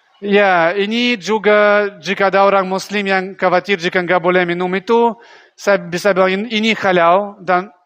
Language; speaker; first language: Indonesian; non-native, learner; Russian